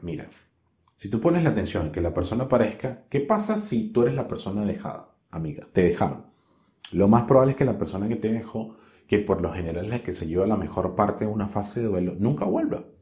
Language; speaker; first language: Spanish; native; Spanish